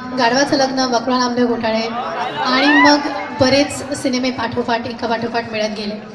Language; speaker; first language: Marathi; non-native, local second language; Hindi